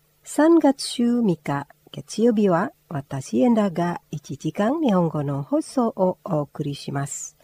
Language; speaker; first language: Japanese; non-native, fluent; Indonesian